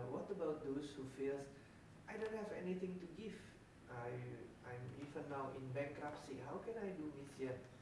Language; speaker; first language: English; non-native, fluent; Indonesian